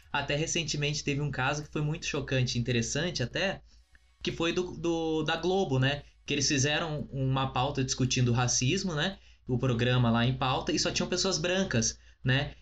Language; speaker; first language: Portuguese; native; Portuguese